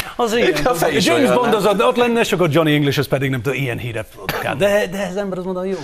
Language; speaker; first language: Hungarian; non-native, fluent; English